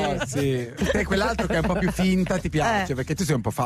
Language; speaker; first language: Italian; native; Italian